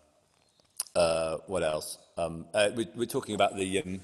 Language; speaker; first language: English; native; English